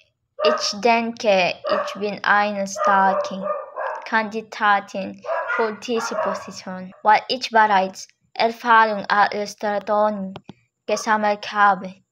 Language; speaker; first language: German; non-native, learner; Filipino